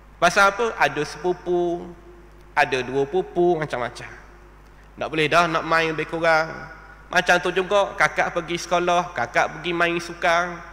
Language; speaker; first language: Malay; native; Malay